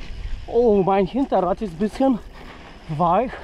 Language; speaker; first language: German; non-native, fluent; Polish